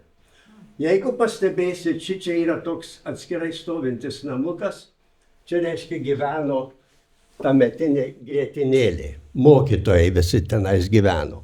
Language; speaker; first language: Lithuanian; native; Lithuanian